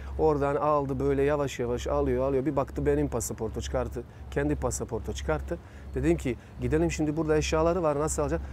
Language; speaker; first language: Turkish; non-native, fluent; Bosnian